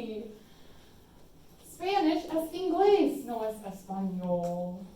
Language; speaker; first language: Spanish; non-native, fluent; English